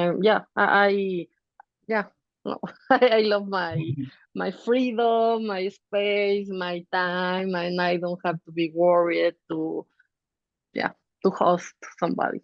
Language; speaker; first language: English; non-native, fluent; Spanish